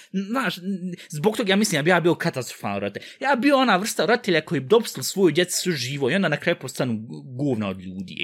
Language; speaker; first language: Bosnian; early bilingual, heritage; Bosnian